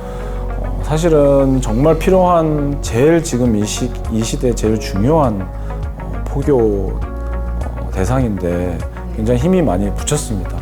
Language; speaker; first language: Korean; native; Korean